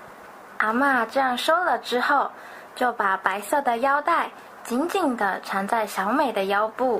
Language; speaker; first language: Chinese; native; Chinese